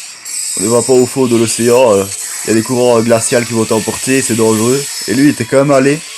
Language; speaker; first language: French; native; French